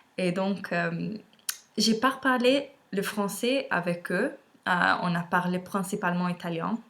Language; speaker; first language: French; non-native, learner; English